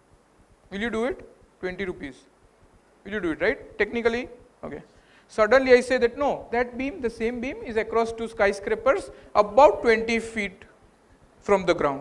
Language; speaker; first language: English; non-native, local second language; Gujarati